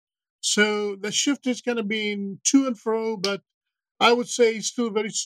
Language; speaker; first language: English; native; English